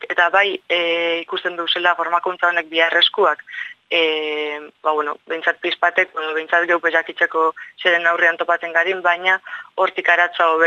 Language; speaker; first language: Basque; native; Basque